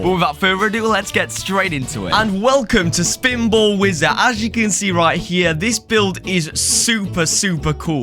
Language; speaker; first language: English; native; English